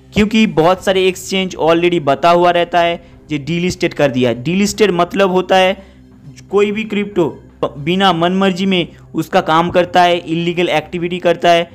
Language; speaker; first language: Hindi; non-native, local second language; Bangla